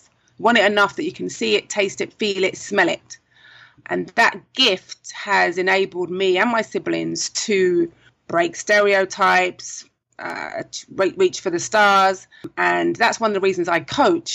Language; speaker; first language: English; native; English